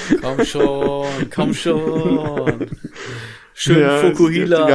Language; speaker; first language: German; native; German